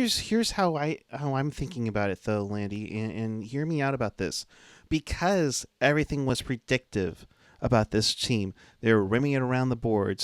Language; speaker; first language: English; native; English